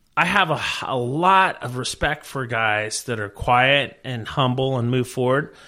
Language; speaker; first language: English; native; English